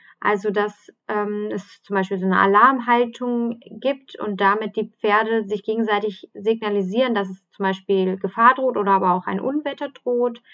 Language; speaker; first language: German; native; German